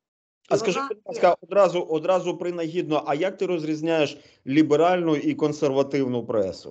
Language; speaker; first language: Ukrainian; native; Ukrainian